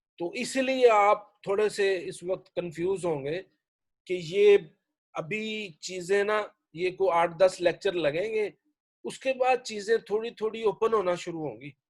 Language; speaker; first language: Urdu; native; Urdu